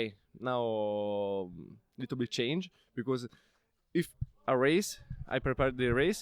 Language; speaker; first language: English; non-native, learner; Italian